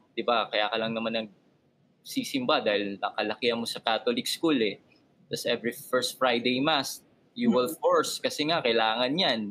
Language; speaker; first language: Filipino; native; Filipino